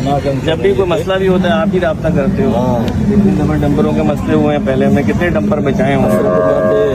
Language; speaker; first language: Urdu; native; Urdu